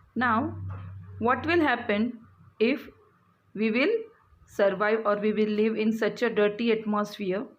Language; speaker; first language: English; non-native, local second language; Marathi